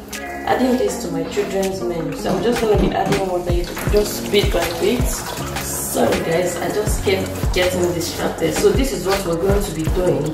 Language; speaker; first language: English; non-native, local second language; Igbo